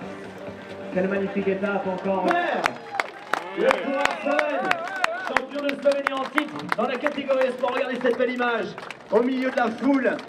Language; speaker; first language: French; native; French